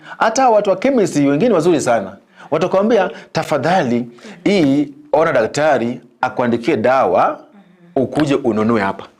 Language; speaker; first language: Swahili; non-native, local second language; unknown